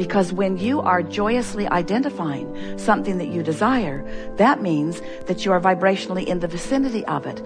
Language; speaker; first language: English; native; English